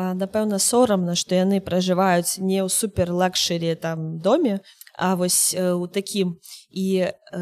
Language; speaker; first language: Belarusian; non-native, local second language; Russian